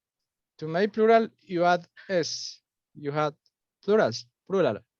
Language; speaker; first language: English; non-native, fluent; Spanish